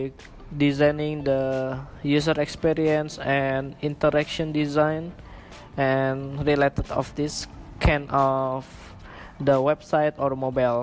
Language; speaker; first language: English; non-native, learner; Indonesian